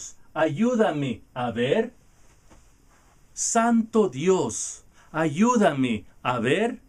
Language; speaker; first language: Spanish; non-native, learner; English